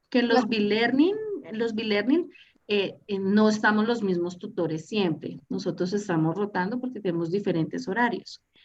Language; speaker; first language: Spanish; native; Spanish